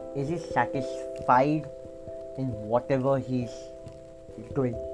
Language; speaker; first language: English; non-native, local second language; Bangla